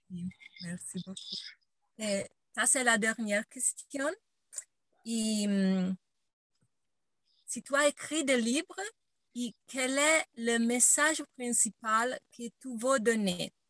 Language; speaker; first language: French; non-native, learner; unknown